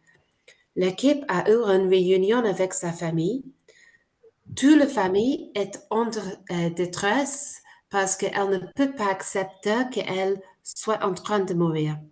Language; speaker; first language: French; non-native, fluent; English